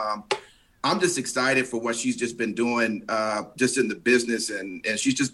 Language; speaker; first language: English; native; English